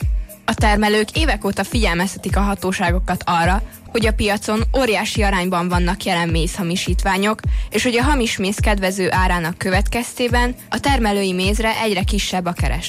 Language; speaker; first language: Hungarian; native; Hungarian